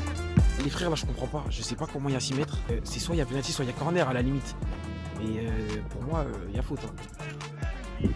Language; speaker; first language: French; native; French